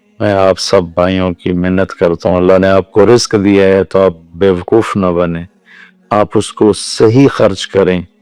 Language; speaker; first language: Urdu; non-native, local second language; Punjabi